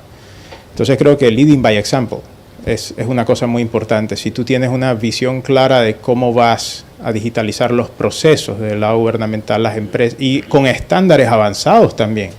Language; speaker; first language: Spanish; native; Spanish